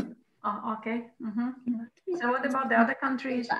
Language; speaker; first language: English; non-native, fluent; Croatian